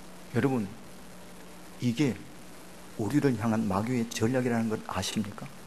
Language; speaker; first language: Korean; native; Korean